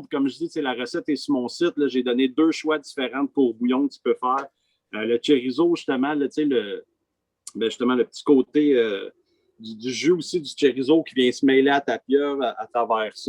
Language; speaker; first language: French; native; French